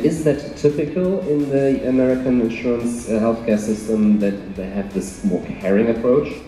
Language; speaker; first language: English; non-native, fluent; German